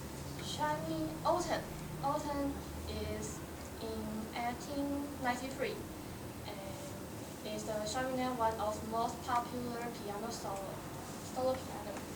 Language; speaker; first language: English; non-native, learner; Chinese